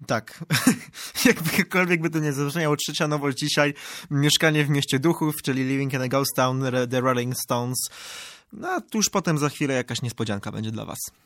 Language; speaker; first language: Polish; native; Polish